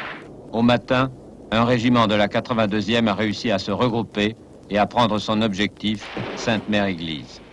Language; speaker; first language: French; native; French